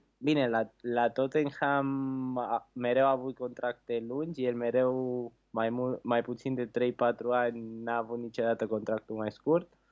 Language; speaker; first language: Romanian; early bilingual, heritage; Romanian